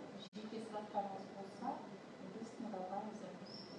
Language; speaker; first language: Kazakh; native; Kazakh